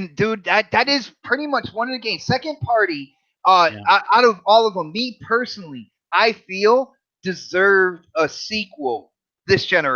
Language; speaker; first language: English; native; English